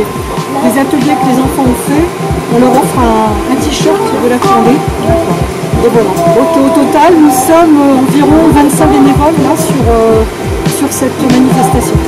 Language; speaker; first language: French; native; French